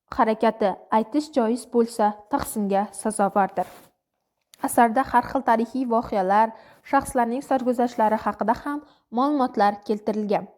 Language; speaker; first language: Uzbek; non-native, local second language; Kara-Kalpak